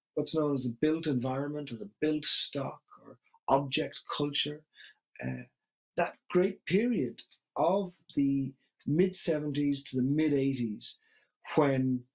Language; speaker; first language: English; native; English